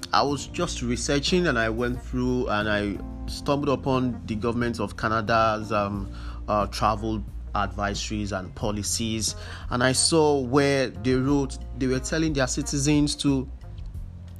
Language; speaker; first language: English; non-native, local second language; Yoruba